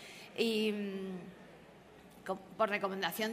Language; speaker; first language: Spanish; native; Spanish